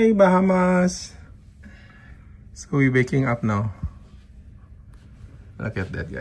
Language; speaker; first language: English; non-native, fluent; Indonesian